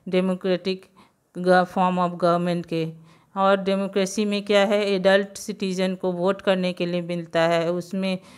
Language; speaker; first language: Hindi; non-native, local second language; Gujarati